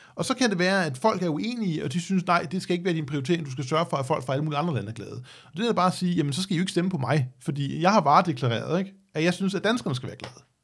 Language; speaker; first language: Danish; native; Danish